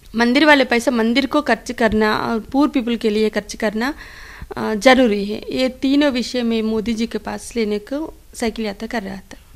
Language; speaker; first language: Hindi; non-native, local second language; Telugu